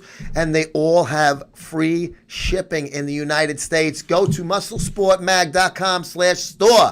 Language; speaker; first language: English; native; English